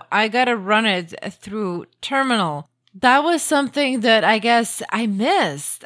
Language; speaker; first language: English; non-native, fluent; Croatian